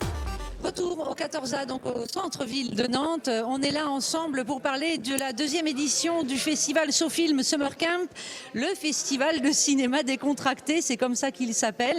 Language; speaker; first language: French; native; French